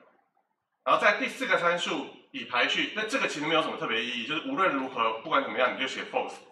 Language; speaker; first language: Chinese; native; Chinese